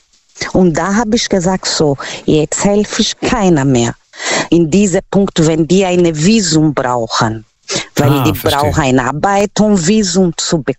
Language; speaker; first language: German; non-native, fluent; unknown